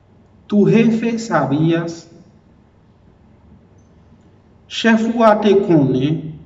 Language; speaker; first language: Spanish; non-native, fluent; Haitian Creole